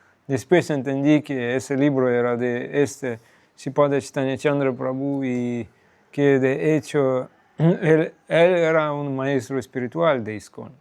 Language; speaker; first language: Spanish; non-native, fluent; Russian